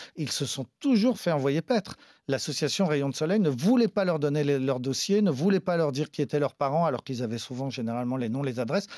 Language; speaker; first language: French; native; French